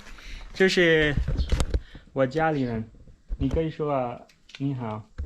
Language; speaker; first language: Chinese; non-native, learner; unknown